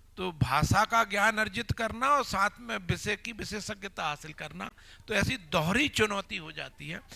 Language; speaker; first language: Hindi; native; Hindi